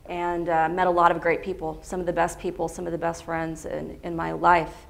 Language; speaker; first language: English; native; English